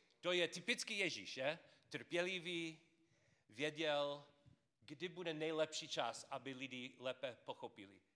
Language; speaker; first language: Czech; non-native, fluent; English